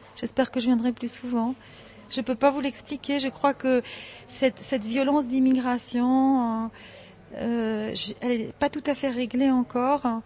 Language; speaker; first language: French; early bilingual, heritage; French